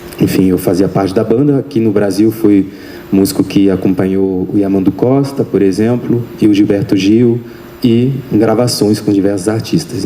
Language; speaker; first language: Portuguese; non-native, fluent; French